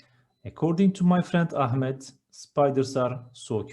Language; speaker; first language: English; non-native, fluent; Turkish